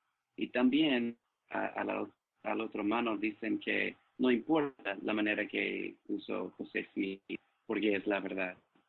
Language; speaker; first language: Spanish; non-native, fluent; English